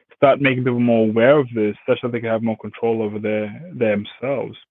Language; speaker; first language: English; early bilingual, other home language; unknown